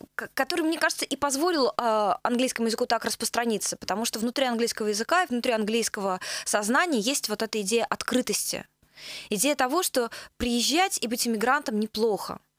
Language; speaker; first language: Russian; native; Russian